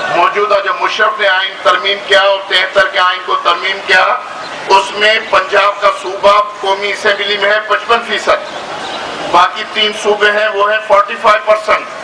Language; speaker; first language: Urdu; non-native, local second language; Sindhi